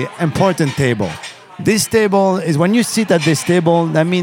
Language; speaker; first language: English; non-native, fluent; Arabic